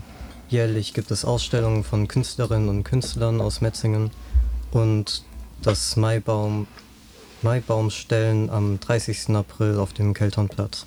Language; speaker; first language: German; native; German